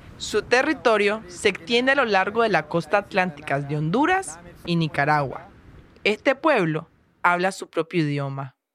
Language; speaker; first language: Spanish; native; Spanish